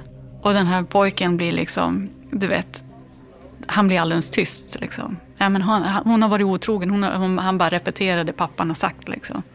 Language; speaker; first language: Swedish; native; Swedish